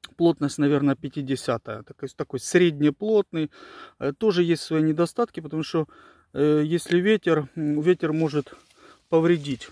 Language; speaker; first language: Russian; native; Russian